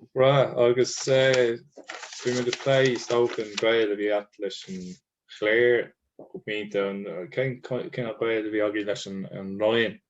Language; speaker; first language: Irish; non-native, local second language; English